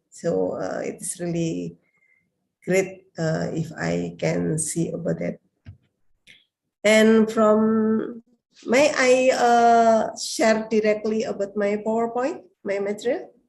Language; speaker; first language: English; non-native, learner; Indonesian